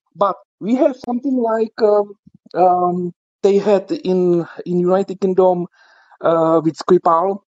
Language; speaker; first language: English; non-native, fluent; Czech